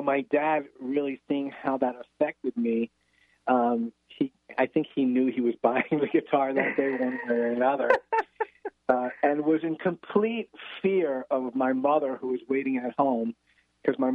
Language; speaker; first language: English; native; English